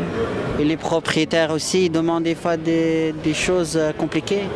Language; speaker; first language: French; native; French